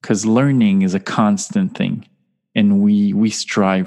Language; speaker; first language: English; non-native, fluent; French